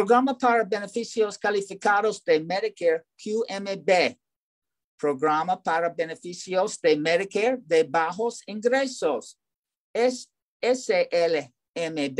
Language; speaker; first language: Spanish; non-native, learner; English